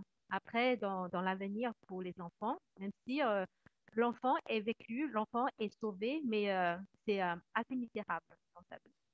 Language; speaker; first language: French; non-native, fluent; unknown